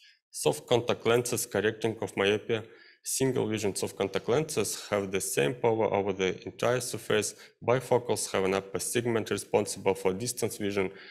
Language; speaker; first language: English; non-native, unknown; Russian